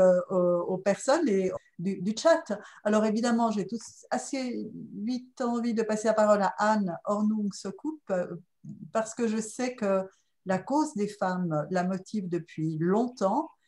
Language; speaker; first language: French; native; French